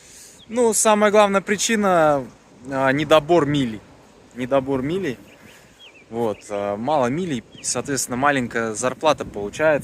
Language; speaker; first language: Russian; native; Russian